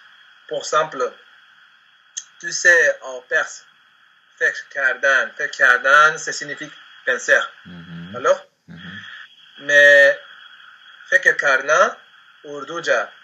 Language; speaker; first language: French; non-native, learner; Spanish